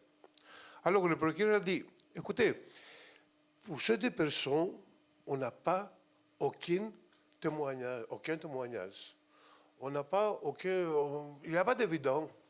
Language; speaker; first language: French; non-native, fluent; Greek